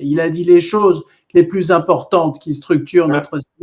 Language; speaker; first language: French; native; French